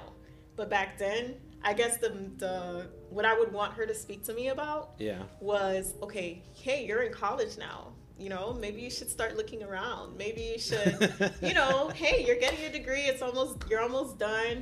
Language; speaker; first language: English; early bilingual, other home language; Haitian Creole